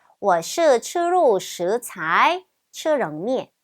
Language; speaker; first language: Chinese; non-native, fluent; Korean